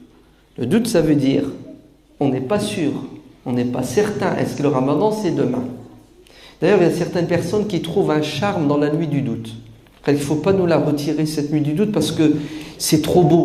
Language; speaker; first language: French; native; French